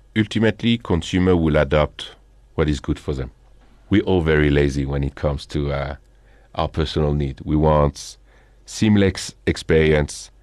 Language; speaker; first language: English; non-native, fluent; French